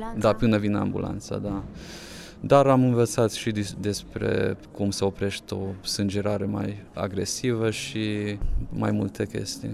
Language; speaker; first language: Romanian; non-native, local second language; Hungarian